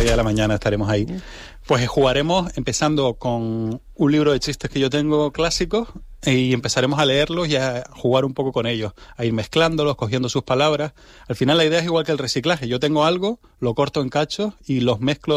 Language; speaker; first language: Spanish; native; Spanish